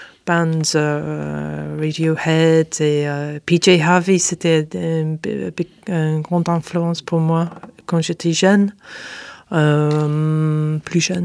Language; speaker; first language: French; non-native, fluent; English